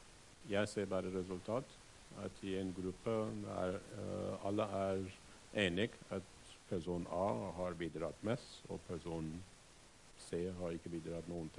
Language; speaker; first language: Swedish; non-native, fluent; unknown